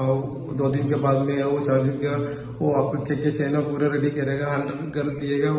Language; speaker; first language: Hindi; non-native, local second language; Malayalam